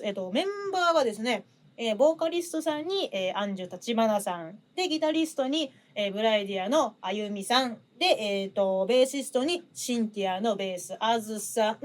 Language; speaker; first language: Japanese; native; Japanese